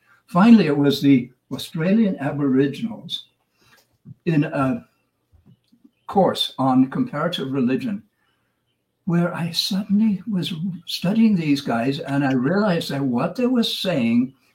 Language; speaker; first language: English; native; English